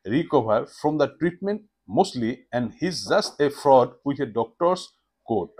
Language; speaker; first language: English; non-native, local second language; Assamese